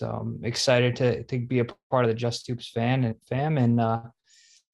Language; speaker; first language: English; native; English